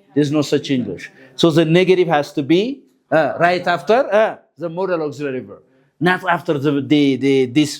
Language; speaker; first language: English; non-native, local second language; Amharic